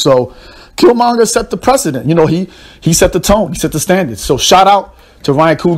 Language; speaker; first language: English; native; English